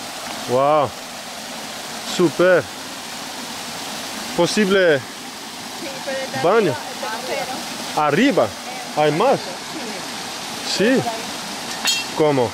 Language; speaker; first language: Spanish; non-native, learner; English